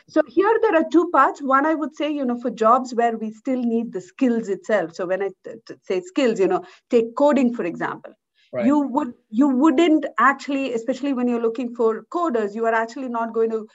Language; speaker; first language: English; non-native, local second language; Malayalam